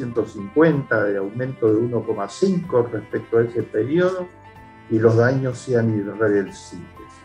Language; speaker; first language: Spanish; native; Spanish